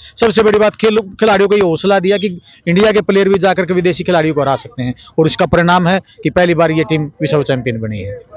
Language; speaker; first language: Hindi; native; Hindi